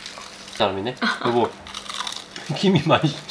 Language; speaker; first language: Korean; native; Korean